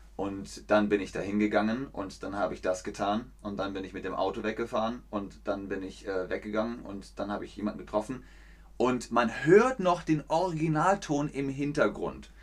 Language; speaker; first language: German; native; German